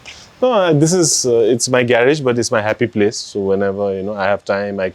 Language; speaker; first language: English; non-native, local second language; Nepali